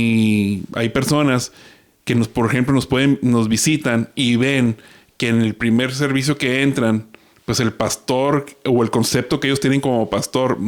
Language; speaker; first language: Spanish; native; Spanish